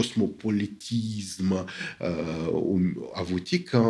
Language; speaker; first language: French; non-native, fluent; Russian